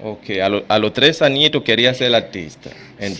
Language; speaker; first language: Spanish; non-native, fluent; Haitian Creole